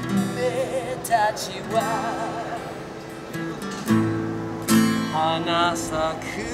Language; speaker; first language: Japanese; non-native, learner; English